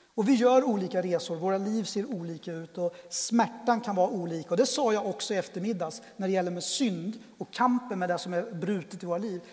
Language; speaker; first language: Swedish; native; Swedish